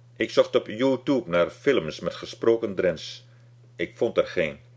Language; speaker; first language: Dutch; non-native, local second language; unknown